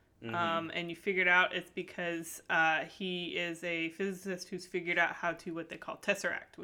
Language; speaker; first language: English; native; English